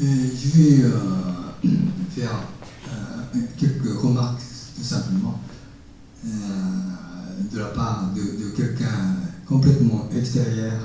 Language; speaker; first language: French; non-native, fluent; Japanese